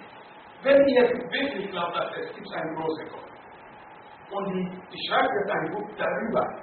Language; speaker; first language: German; non-native, learner; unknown